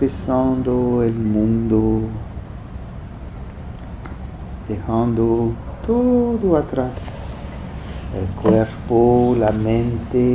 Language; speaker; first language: Spanish; non-native, fluent; French